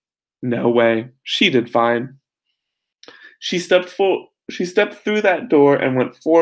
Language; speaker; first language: English; native; English